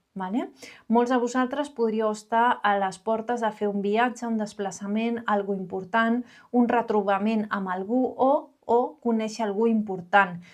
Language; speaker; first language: Catalan; non-native, local second language; Spanish